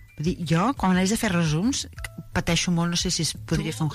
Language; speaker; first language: Catalan; native; Catalan